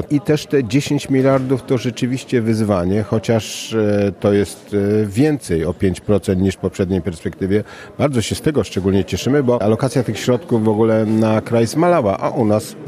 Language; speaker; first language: Polish; native; Polish